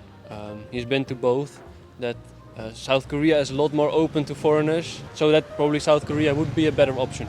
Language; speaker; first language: English; non-native, fluent; Dutch